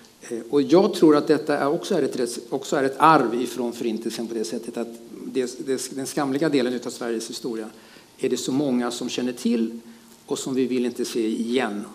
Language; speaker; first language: Swedish; early bilingual, other home language; German